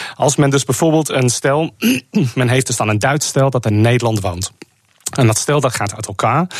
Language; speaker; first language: Dutch; non-native, fluent; English